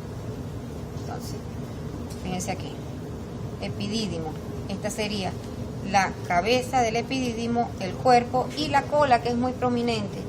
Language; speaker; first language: Spanish; native; Spanish